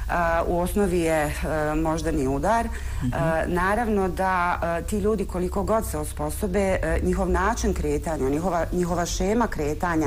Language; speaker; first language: Bosnian; native; Bosnian